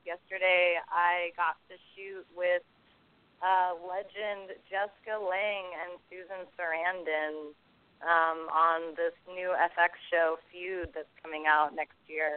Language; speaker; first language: English; native; English